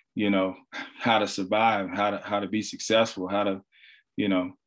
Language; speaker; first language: English; native; English